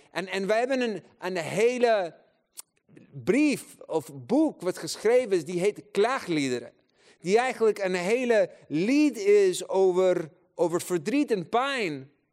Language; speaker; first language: Dutch; non-native, fluent; English